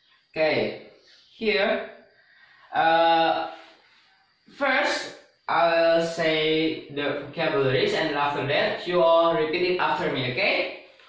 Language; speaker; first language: English; non-native, learner; Indonesian